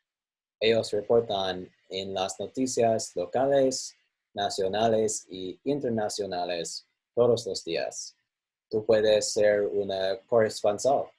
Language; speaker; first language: Spanish; non-native, learner; English